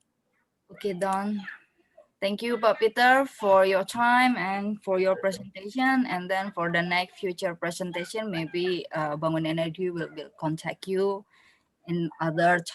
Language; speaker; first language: English; non-native, local second language; Indonesian